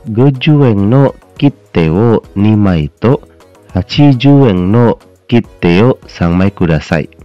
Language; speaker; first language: Japanese; non-native, fluent; Indonesian